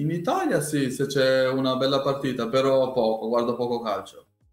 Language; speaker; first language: Italian; non-native, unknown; Albanian